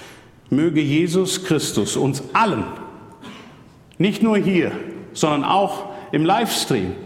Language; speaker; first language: German; native; German